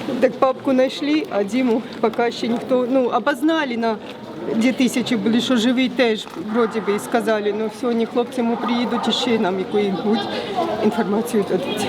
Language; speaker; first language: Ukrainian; non-native, local second language; Russian